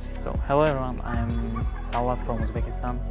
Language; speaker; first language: English; non-native, fluent; Uzbek